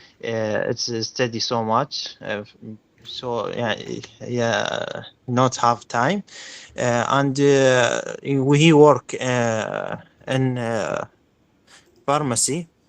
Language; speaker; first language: English; non-native, learner; Arabic